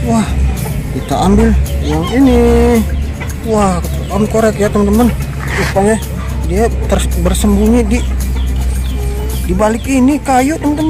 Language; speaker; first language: Indonesian; native; Indonesian